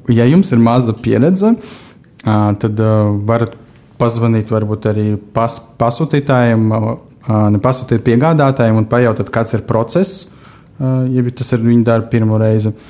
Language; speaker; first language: Latvian; non-native, local second language; Russian